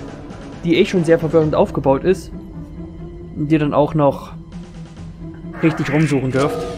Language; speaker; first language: German; native; German